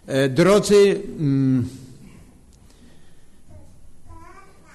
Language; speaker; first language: Polish; native; Polish